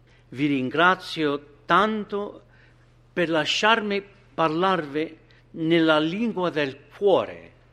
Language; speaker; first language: Italian; native; Italian